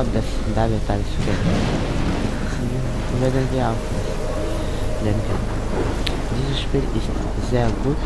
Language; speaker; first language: German; non-native, fluent; Russian